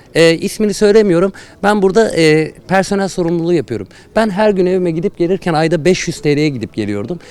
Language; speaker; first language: Turkish; native; Turkish